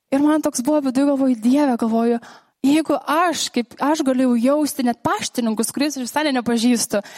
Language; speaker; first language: Lithuanian; native; Lithuanian